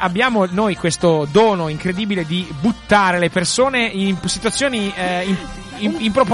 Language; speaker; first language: Italian; early bilingual, heritage; Italian